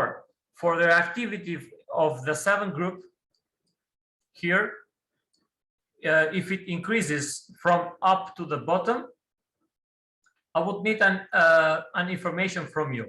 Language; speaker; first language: English; non-native, fluent; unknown